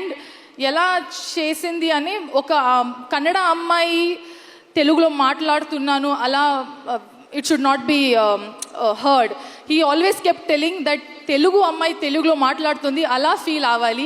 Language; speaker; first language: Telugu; non-native, learner; Kannada